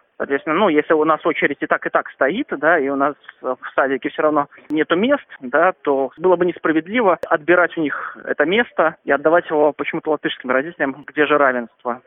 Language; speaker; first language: Russian; native; Russian